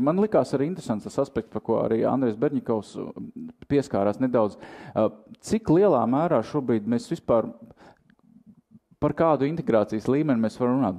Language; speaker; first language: Latvian; native; Latvian